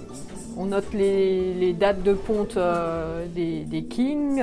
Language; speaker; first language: French; native; French